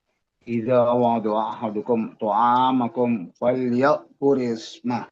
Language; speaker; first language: Arabic; non-native, learner; Indonesian